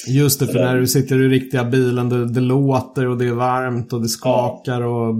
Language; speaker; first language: Swedish; native; Swedish